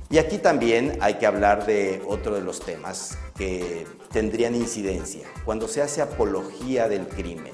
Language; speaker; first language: Spanish; native; Spanish